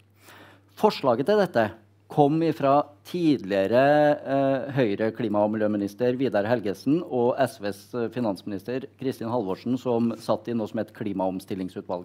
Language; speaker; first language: Norwegian; native; Norwegian